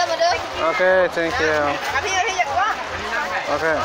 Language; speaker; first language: English; non-native, learner; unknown